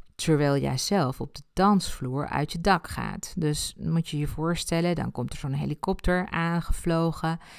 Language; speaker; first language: Dutch; early bilingual, other home language; Spanish